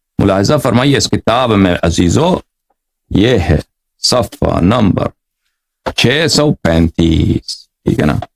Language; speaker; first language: Urdu; non-native, fluent; Persian